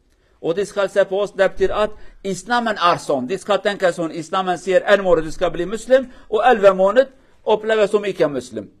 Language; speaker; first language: Norwegian; non-native, fluent; Kurdish